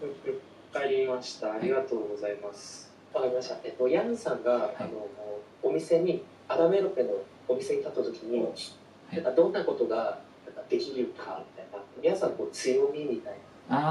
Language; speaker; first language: Japanese; native; Japanese